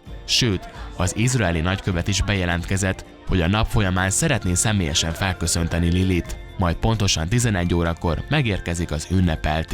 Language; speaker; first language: Hungarian; native; Hungarian